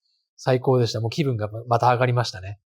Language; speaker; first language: Japanese; native; Japanese